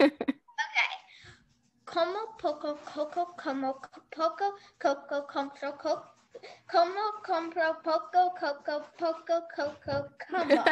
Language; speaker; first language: Spanish; non-native, learner; English